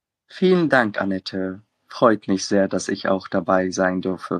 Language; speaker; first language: German; non-native, fluent; Arabic